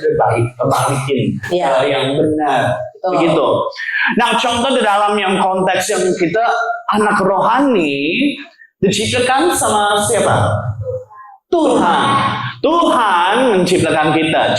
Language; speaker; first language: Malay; non-native, learner; English